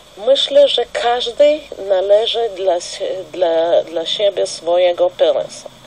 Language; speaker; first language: Polish; non-native, fluent; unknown